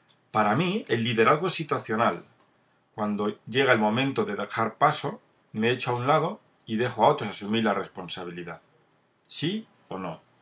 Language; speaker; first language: Spanish; native; Spanish